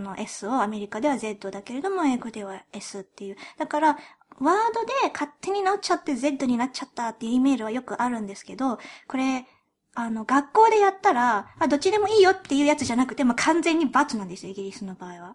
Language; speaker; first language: Japanese; early bilingual, heritage; Japanese